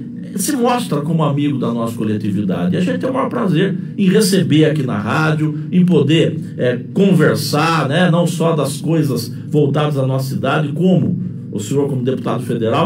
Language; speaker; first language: Portuguese; native; Portuguese